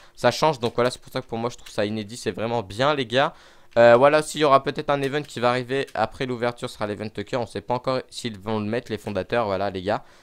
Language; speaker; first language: French; native; French